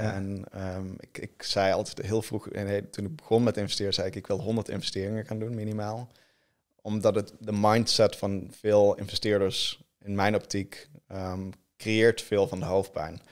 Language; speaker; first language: Dutch; native; Dutch